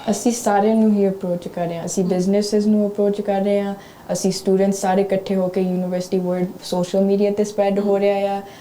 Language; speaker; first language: Punjabi; early bilingual, heritage; Punjabi